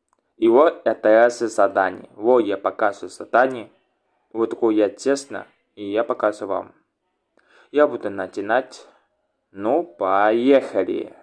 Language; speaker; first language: Russian; non-native, local second language; Latvian